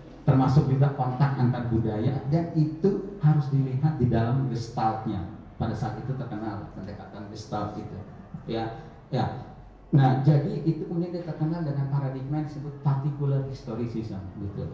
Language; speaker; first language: Indonesian; native; Indonesian